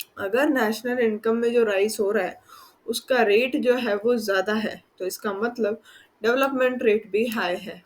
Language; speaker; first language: Hindi; non-native, local second language; Gujarati